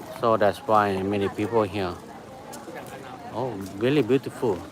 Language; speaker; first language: English; non-native, learner; Thai